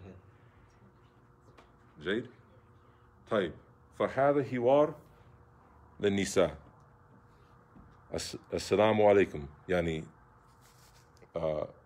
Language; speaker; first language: Arabic; non-native, fluent; English